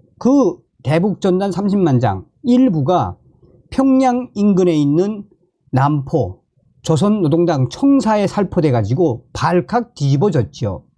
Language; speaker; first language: Korean; native; Korean